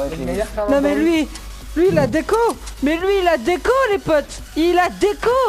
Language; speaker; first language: French; native; French